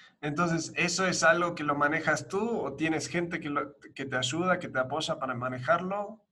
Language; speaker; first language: Spanish; early bilingual, other home language; English